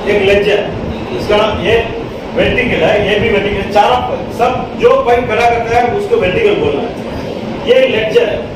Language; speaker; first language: Hindi; non-native, local second language; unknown